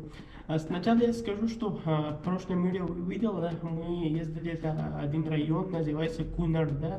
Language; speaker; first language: Russian; non-native, learner; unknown